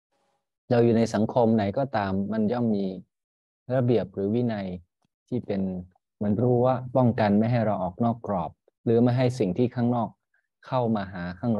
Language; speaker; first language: Thai; native; Thai